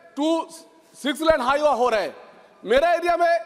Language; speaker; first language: Hindi; non-native, local second language; Bangla